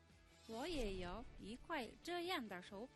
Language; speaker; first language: Chinese; non-native, fluent; Mongolian